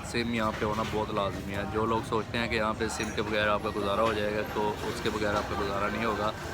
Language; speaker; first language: Urdu; non-native, local second language; Punjabi